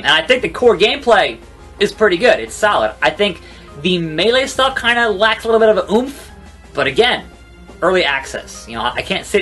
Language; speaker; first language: English; native; English